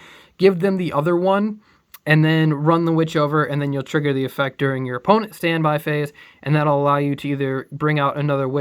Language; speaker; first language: English; native; English